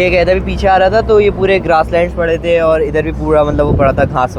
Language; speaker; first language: Hindi; native; Hindi